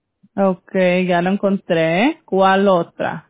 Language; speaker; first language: Spanish; early bilingual, heritage; Spanish